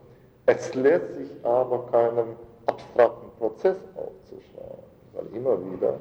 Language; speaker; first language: German; non-native, fluent; Russian